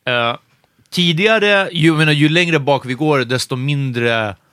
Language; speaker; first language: Swedish; early bilingual, other home language; Hungarian